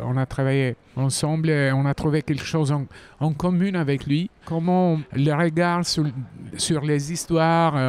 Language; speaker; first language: French; non-native, fluent; Albanian